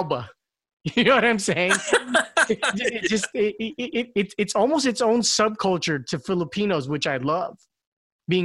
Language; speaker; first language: English; non-native, local second language; Filipino